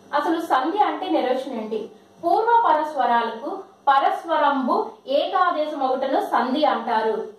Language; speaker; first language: Telugu; non-native, local second language; Lambadi